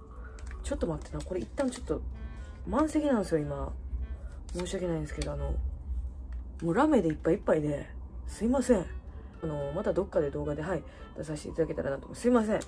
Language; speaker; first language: Japanese; native; Japanese